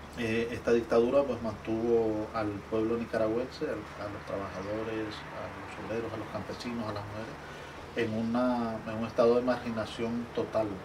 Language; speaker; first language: Spanish; native; Spanish